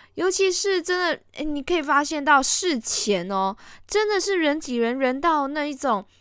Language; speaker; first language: Chinese; native; Chinese